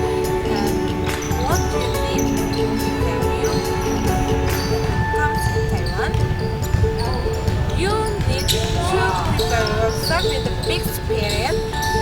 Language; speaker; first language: English; non-native, learner; Indonesian